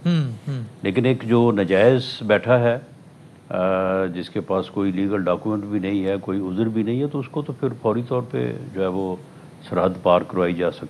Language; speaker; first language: Urdu; non-native, local second language; Punjabi